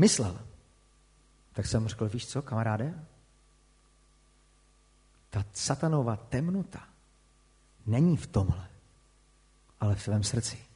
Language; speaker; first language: Czech; native; Czech